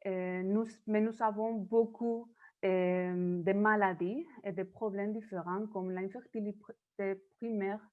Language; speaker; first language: French; non-native, fluent; Spanish